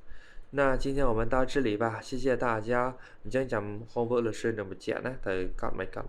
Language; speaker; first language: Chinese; non-native, fluent; Khmer